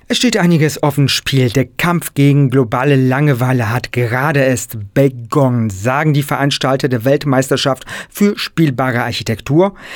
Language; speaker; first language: German; native; German